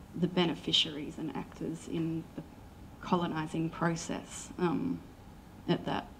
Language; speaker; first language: English; native; English